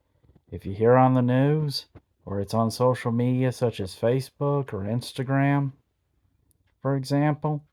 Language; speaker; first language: English; native; English